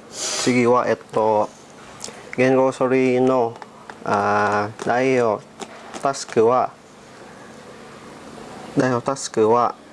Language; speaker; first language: Japanese; non-native, learner; Vietnamese